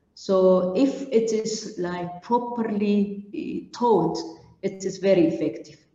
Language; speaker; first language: English; non-native, local second language; Amharic